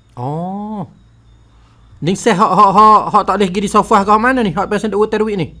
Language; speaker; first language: Malay; native; Malay